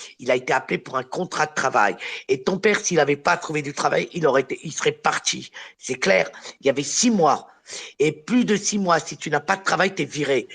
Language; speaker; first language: French; early bilingual, other home language; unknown